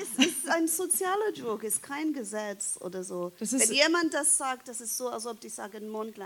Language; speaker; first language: German; non-native, fluent; English